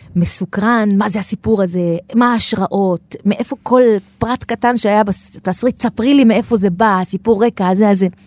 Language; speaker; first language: Hebrew; non-native, local second language; Arabic